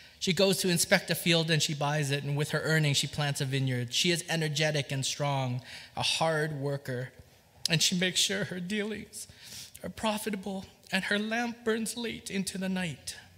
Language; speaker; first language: English; early bilingual, other home language; Vietnamese